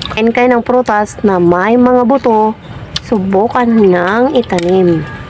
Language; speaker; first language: Filipino; non-native, local second language; Cebuano